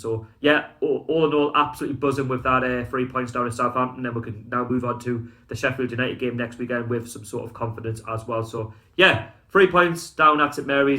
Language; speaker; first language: English; native; English